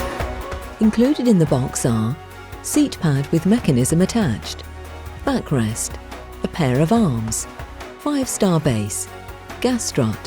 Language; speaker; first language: English; native; English